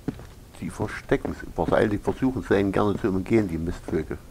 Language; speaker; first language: German; native; German